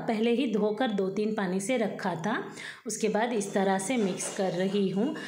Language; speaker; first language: Hindi; native; Hindi